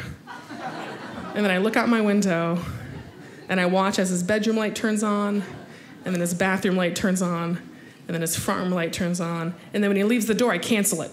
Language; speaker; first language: English; native; English